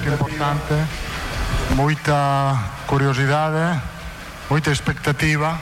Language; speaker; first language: Portuguese; non-native, fluent; Italian